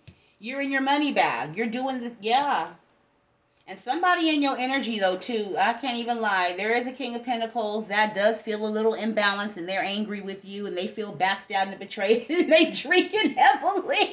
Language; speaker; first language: English; native; English